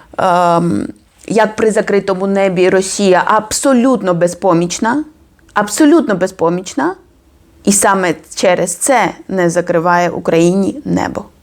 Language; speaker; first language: Ukrainian; non-native, fluent; Georgian